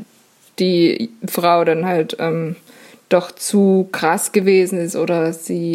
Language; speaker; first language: German; native; German